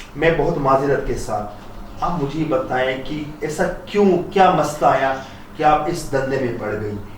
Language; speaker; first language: Urdu; non-native, local second language; Punjabi